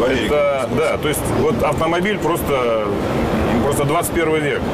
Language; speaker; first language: Russian; native; Russian